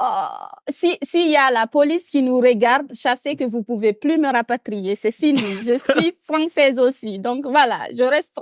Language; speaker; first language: French; non-native, local second language; Fula